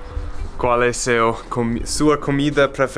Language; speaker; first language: Portuguese; non-native, fluent; English